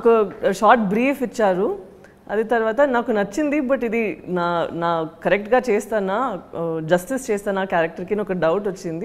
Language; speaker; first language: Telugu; non-native, learner; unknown